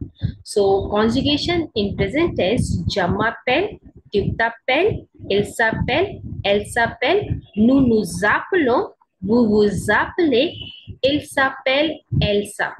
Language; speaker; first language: French; non-native, learner; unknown